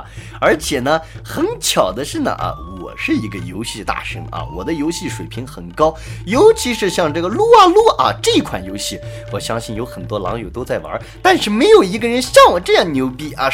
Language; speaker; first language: Chinese; native; Chinese